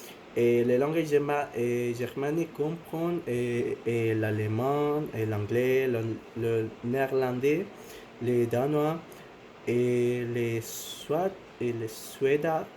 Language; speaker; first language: French; non-native, learner; Spanish